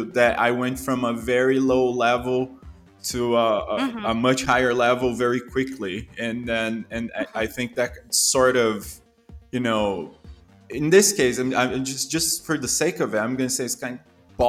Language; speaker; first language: English; non-native, fluent; Portuguese